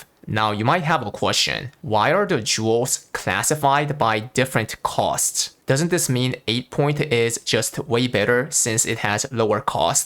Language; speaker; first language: English; non-native, fluent; Korean